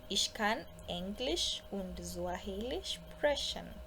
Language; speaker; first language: German; non-native, fluent; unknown